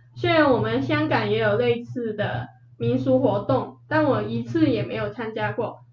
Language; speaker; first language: Chinese; non-native, fluent; Cantonese